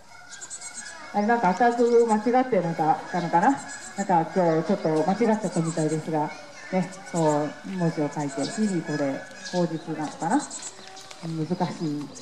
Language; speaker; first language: Japanese; native; Japanese